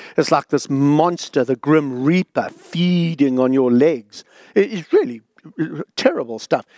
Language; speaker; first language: English; native; English